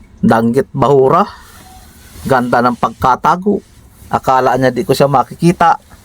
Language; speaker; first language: Filipino; non-native, local second language; Cebuano